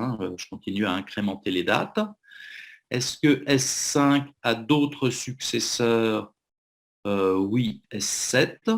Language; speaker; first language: French; native; French